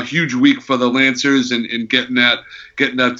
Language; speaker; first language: English; native; English